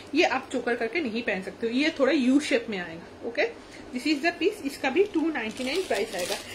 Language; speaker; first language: Hindi; non-native, local second language; Bangla